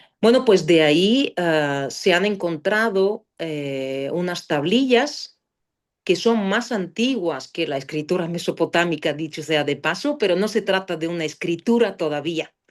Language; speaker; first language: Spanish; non-native, fluent; Bulgarian